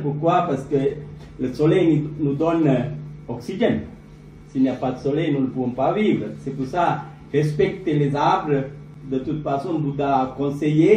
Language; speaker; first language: French; non-native, learner; Sinhala